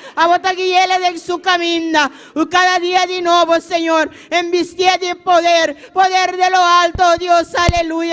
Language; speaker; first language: Spanish; non-native, learner; Papiamento